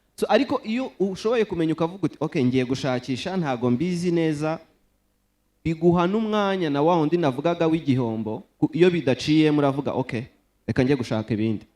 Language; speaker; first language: Kinyarwanda; native; Kinyarwanda